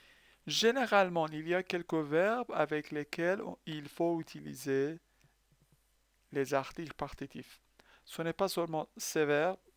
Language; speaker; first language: French; non-native, fluent; Persian